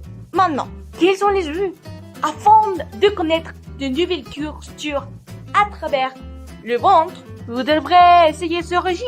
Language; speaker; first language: French; non-native, learner; Spanish